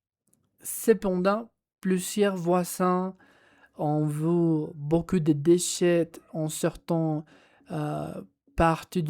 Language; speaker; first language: French; non-native, learner; Spanish